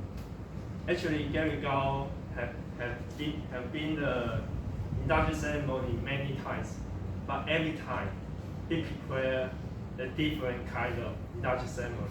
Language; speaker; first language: English; non-native, local second language; Chinese